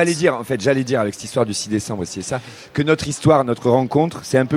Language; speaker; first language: French; native; French